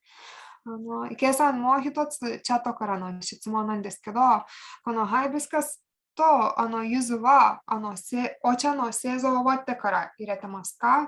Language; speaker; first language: Japanese; non-native, fluent; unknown